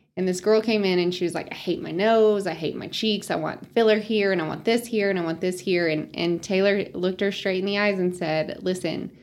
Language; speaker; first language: English; native; English